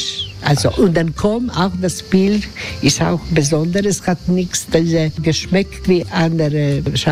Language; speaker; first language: German; non-native, learner; Croatian